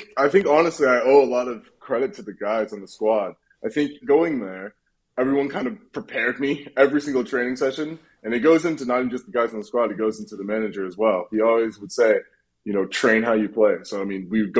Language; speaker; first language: English; native; English